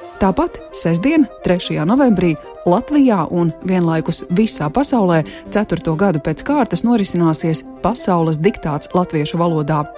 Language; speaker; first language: Latvian; native; Latvian